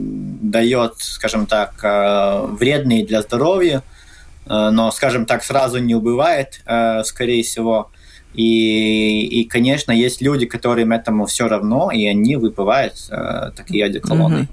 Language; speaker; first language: Russian; non-native, local second language; Latvian